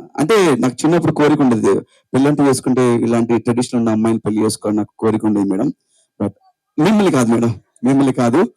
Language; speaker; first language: Telugu; native; Telugu